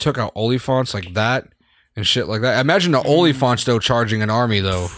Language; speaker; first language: English; native; English